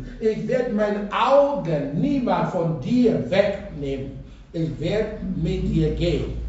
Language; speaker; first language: German; non-native, fluent; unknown